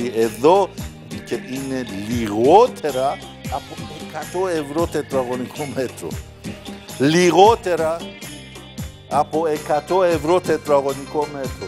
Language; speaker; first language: Greek; non-native, fluent; Persian